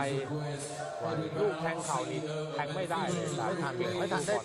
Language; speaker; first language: Thai; native; Thai